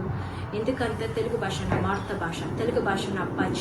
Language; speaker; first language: Telugu; early bilingual, heritage; Telugu